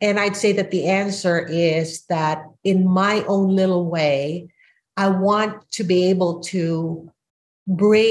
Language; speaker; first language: English; non-native, local second language; Filipino